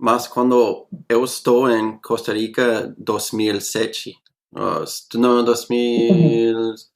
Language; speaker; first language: Portuguese; non-native, learner; English